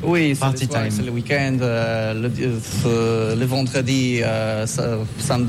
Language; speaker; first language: French; non-native, learner; Polish